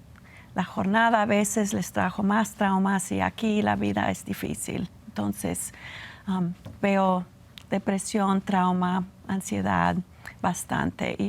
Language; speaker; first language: Spanish; non-native, fluent; English